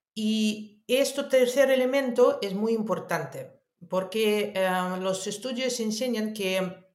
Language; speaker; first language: Spanish; non-native, fluent; Russian